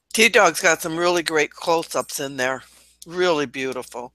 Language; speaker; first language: English; native; English